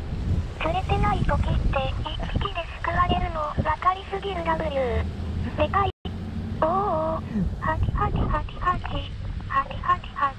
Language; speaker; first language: Japanese; native; Japanese